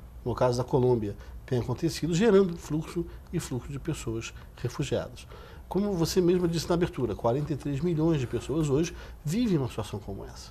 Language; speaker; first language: Portuguese; native; Portuguese